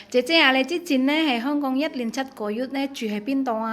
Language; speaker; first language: Cantonese; native; Cantonese